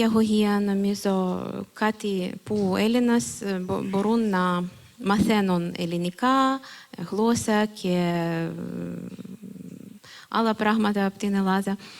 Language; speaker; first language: Greek; non-native, fluent; Ukrainian